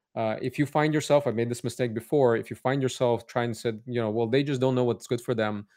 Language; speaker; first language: English; native; English